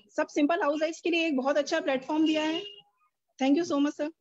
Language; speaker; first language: Hindi; native; Hindi